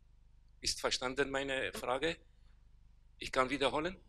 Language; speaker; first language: German; non-native, learner; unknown